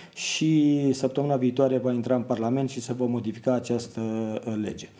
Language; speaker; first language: Romanian; native; Romanian